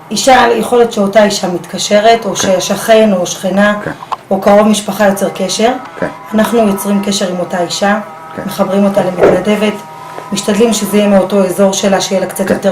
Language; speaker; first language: Hebrew; native; Hebrew